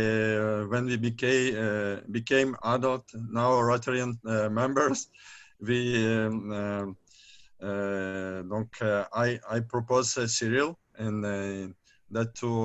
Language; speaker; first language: English; non-native, learner; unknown